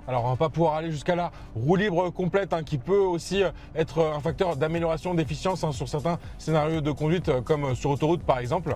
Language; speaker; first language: French; native; French